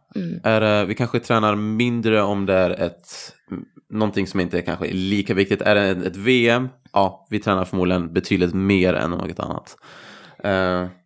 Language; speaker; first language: Swedish; non-native, fluent; Italian